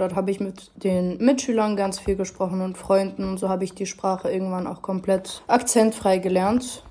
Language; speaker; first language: German; early bilingual, other home language; Arabic